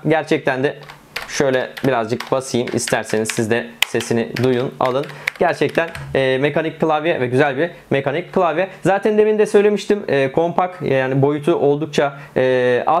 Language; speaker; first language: Turkish; native; Turkish